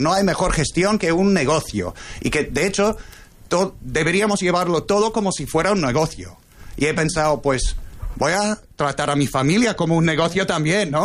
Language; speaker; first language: Spanish; non-native, fluent; English